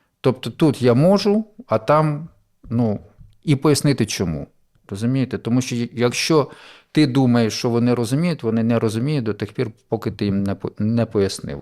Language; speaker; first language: Ukrainian; native; Ukrainian